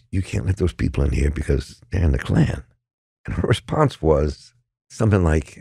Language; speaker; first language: English; native; English